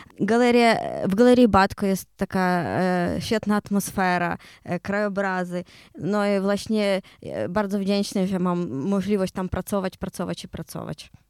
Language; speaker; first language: Polish; non-native, learner; Ukrainian